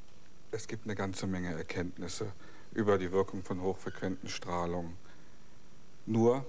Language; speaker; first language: German; native; German